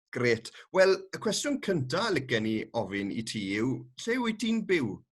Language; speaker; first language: Welsh; native; Welsh